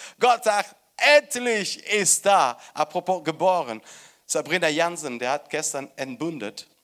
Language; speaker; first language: German; non-native, fluent; Italian